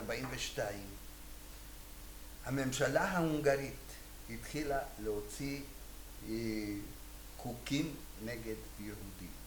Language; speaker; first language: Hebrew; non-native, fluent; Hungarian